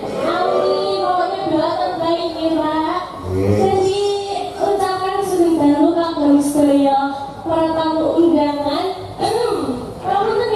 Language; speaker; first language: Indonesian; non-native, local second language; Javanese